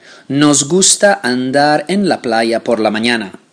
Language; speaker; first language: Spanish; non-native, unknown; English